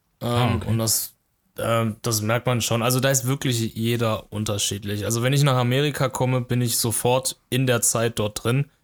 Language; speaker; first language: German; early bilingual, other home language; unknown